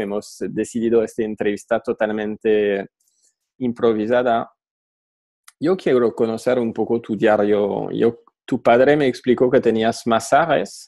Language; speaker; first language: Spanish; non-native, fluent; French